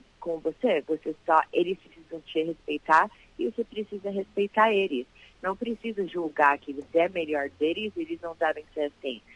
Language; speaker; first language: Portuguese; early bilingual, heritage; Portuguese